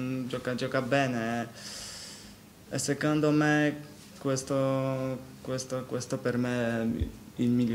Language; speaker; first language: Italian; non-native, learner; Polish